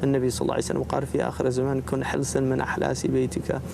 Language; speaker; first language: Arabic; non-native, fluent; English